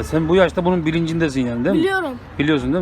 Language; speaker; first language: Turkish; native; Turkish